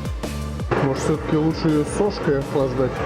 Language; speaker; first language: Russian; native; Russian